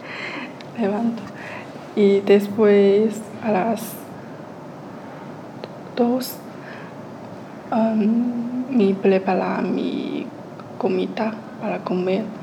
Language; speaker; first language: Spanish; non-native, learner; Chinese